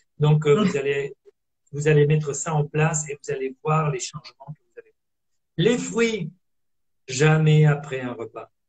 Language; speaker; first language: French; non-native, fluent; Italian